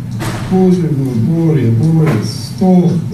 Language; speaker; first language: Russian; non-native, learner; English